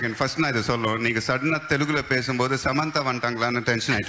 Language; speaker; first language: Tamil; non-native, local second language; Telugu